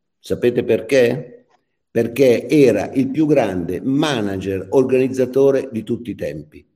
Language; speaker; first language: Italian; native; Italian